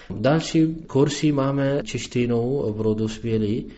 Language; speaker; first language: Czech; non-native, learner; Arabic